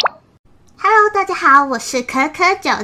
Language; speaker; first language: Chinese; native; Chinese